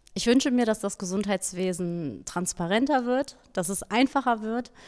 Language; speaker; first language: German; native; German